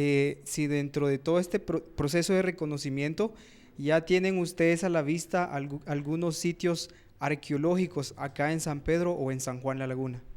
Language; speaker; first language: Spanish; native; Spanish